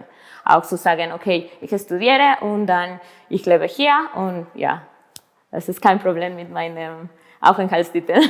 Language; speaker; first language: German; non-native, learner; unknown